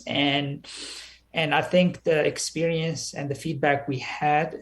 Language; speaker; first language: English; early bilingual, other home language; Somali